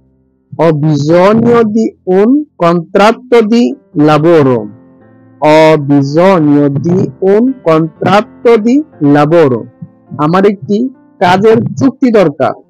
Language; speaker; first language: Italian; non-native, learner; Bangla